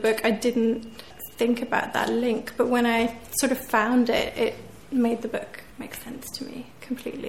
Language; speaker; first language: English; native; English